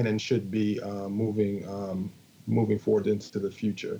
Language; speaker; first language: English; native; English